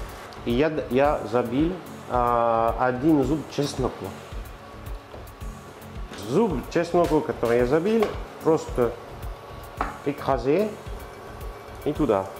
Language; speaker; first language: Russian; non-native, learner; French